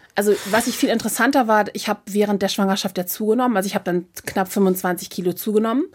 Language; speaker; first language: German; native; German